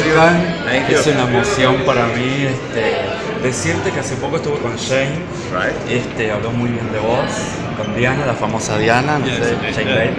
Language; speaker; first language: Spanish; native; Spanish